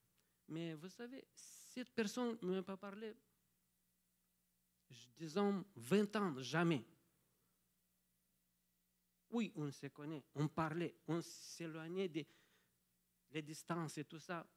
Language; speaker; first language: French; non-native, fluent; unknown